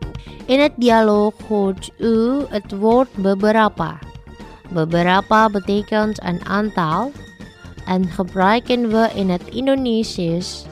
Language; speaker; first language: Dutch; non-native, local second language; Indonesian